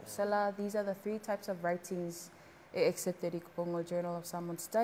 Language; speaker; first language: English; non-native, local second language; Samoan